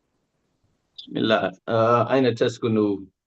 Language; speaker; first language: Arabic; non-native, learner; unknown